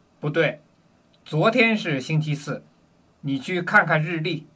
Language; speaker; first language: Chinese; non-native, learner; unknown